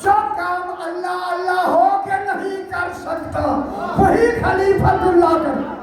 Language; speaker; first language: Urdu; native; Urdu